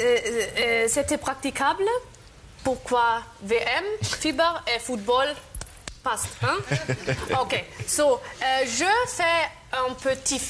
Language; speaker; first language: French; non-native, learner; German